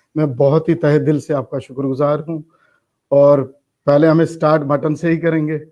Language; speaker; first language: Hindi; non-native, local second language; Kashmiri